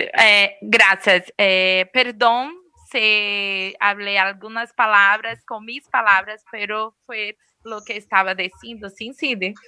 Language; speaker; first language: Spanish; non-native, fluent; Portuguese